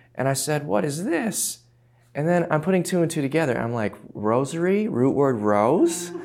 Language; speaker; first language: English; early bilingual, other home language; Korean